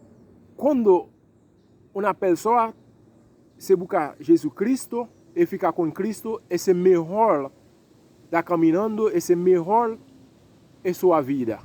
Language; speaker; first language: Spanish; non-native, learner; Haitian Creole